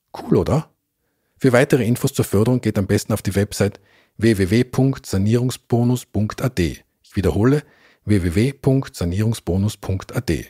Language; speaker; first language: German; native; German